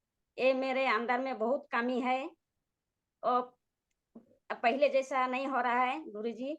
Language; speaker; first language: Hindi; non-native, local second language; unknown